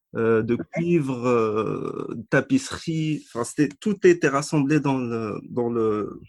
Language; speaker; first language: French; non-native, local second language; Arabic